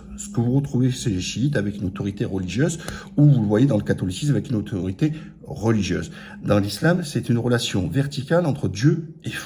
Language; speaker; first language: French; native; French